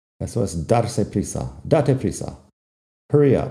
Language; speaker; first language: Spanish; non-native, fluent; English